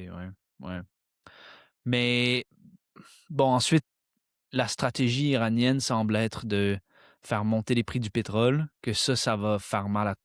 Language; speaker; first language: French; native; French